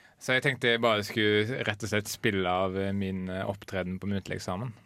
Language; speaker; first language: Norwegian; native; Norwegian